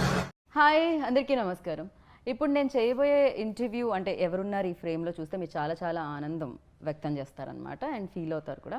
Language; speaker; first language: Telugu; native; Telugu